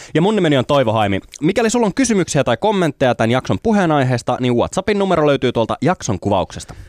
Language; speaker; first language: Finnish; native; Finnish